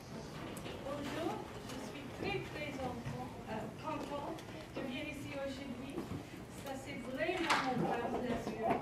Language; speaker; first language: French; non-native, learner; English